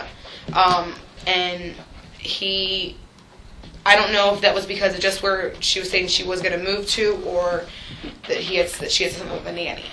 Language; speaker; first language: English; native; English